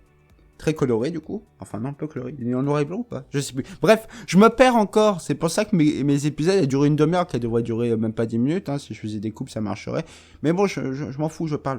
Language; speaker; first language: French; native; French